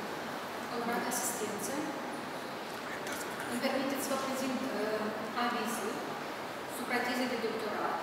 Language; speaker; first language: Romanian; native; Romanian